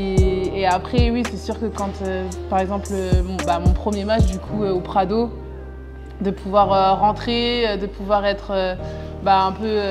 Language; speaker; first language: French; native; French